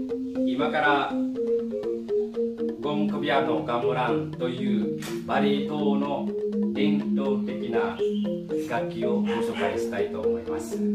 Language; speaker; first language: Japanese; non-native, fluent; Indonesian